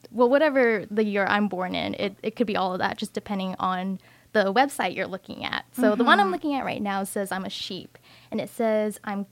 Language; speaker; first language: English; native; English